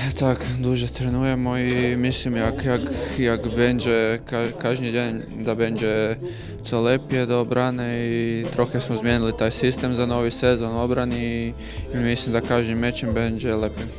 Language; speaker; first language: Polish; non-native, learner; Croatian